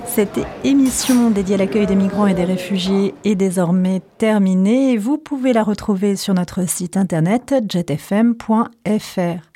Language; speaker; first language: French; native; French